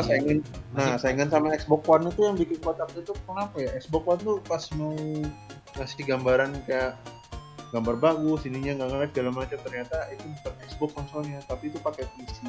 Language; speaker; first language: Indonesian; native; Indonesian